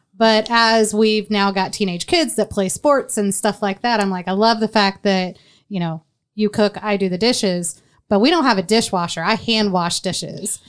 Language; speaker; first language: English; native; English